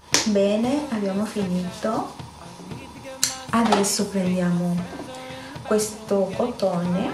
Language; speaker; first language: Italian; non-native, fluent; Spanish